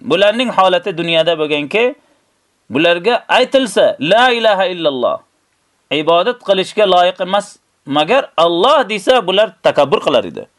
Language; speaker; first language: Uzbek; native; Uzbek